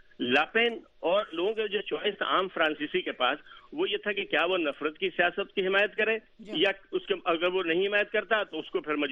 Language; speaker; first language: Urdu; native; Urdu